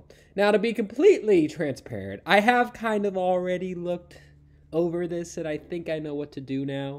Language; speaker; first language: English; native; English